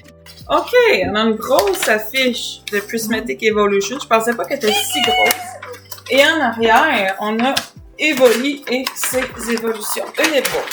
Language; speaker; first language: French; native; French